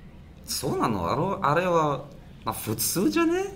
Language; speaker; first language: Japanese; non-native, learner; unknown